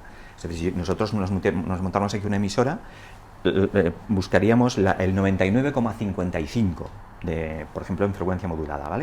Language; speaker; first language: Spanish; native; Spanish